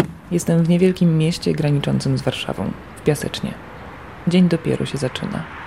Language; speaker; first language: Polish; native; Polish